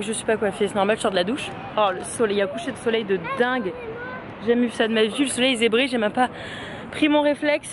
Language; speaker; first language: French; native; French